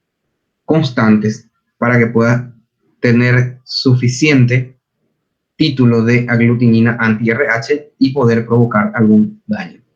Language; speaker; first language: Spanish; native; Spanish